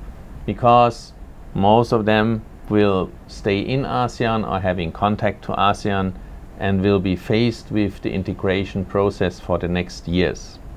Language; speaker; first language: English; non-native, fluent; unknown